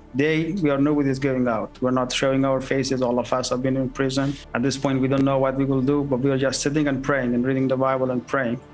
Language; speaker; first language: English; non-native, fluent; Persian